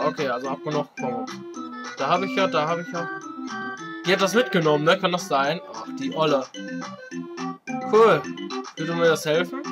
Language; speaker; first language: German; native; German